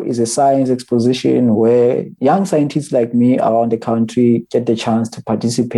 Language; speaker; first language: English; non-native, local second language; Southern Sotho